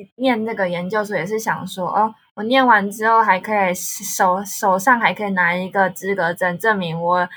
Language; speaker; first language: Chinese; native; Chinese